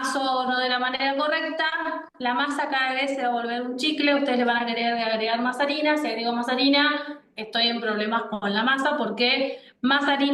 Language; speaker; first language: Spanish; native; Spanish